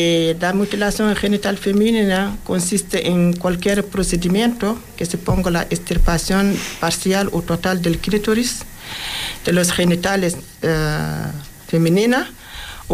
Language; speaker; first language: Spanish; non-native, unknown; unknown